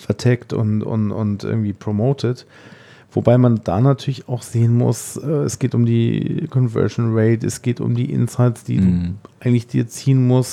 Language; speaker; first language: German; native; German